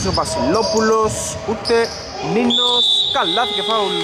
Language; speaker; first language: Greek; native; Greek